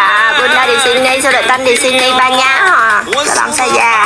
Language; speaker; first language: Indonesian; non-native, learner; Vietnamese